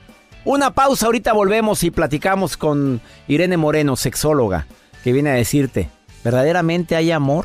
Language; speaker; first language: Spanish; native; Spanish